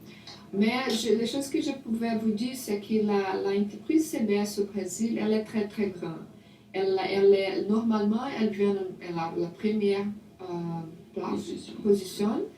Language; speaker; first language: French; non-native, learner; Portuguese